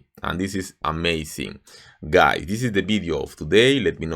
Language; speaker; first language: English; non-native, fluent; Spanish